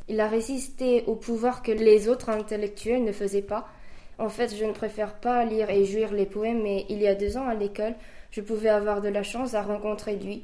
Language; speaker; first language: French; early bilingual, other home language; Korean